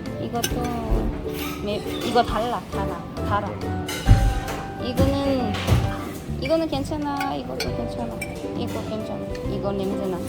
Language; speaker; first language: Korean; non-native, learner; Thai